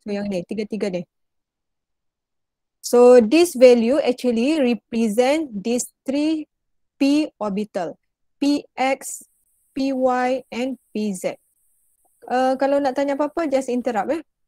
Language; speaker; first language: English; non-native, local second language; Malay